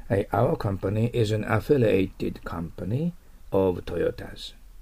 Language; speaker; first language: English; non-native, fluent; Japanese